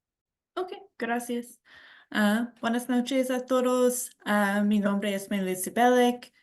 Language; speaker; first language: Spanish; non-native, learner; English